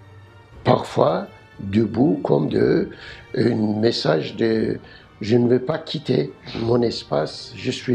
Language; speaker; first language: French; non-native, learner; Turkish